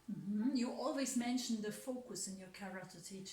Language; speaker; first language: English; non-native, learner; Hungarian